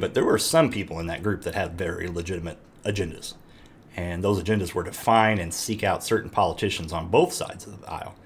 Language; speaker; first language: English; native; English